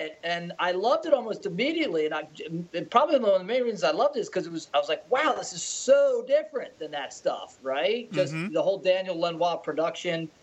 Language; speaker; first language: English; native; English